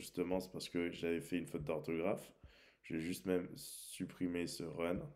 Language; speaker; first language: French; native; French